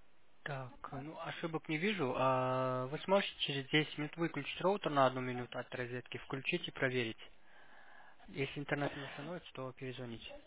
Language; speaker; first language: Russian; native; Russian